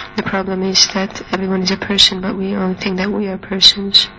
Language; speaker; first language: English; non-native, fluent; Hungarian